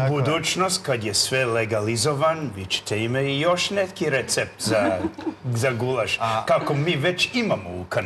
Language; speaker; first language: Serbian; non-native, learner; English